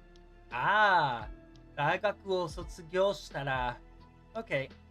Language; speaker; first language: Japanese; non-native, learner; English